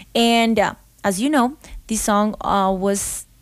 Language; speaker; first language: English; non-native, learner; Spanish